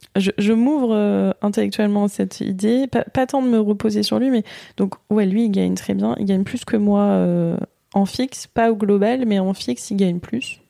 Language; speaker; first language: French; native; French